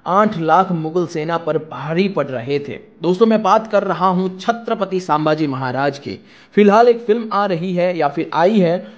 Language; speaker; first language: Hindi; non-native, local second language; Gujarati